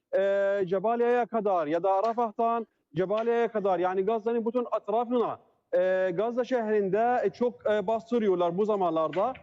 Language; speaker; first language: Turkish; non-native, learner; Arabic